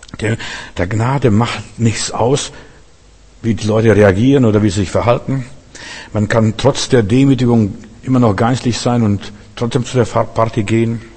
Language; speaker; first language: German; early bilingual, heritage; German